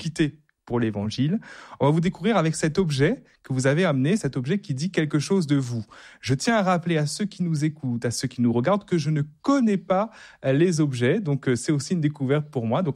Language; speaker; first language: French; native; French